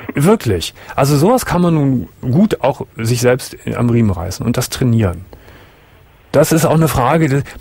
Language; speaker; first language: German; native; German